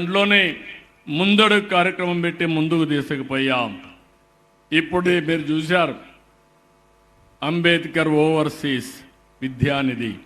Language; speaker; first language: Telugu; native; Telugu